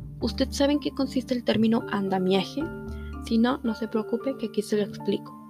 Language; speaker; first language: Spanish; native; Spanish